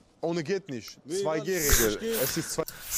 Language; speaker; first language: German; early bilingual, other home language; Russian